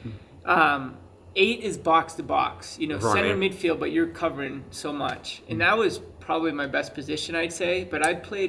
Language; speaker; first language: English; native; English